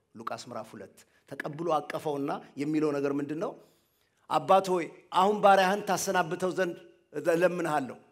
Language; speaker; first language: Amharic; native; Amharic